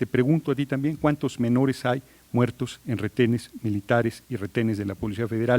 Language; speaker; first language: Spanish; native; Spanish